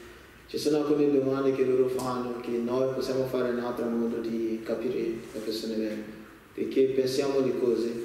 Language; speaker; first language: Italian; non-native, learner; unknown